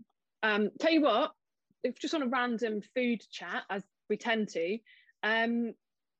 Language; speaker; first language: English; native; English